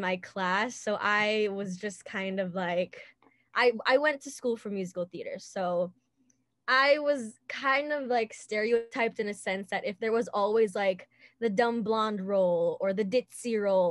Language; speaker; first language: English; native; English